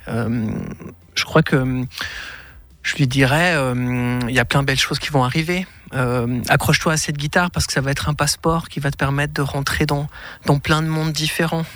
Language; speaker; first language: French; native; French